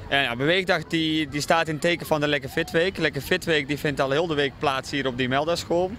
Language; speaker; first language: Dutch; native; Dutch